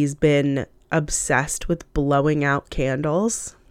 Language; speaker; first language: English; early bilingual, other home language; Hindi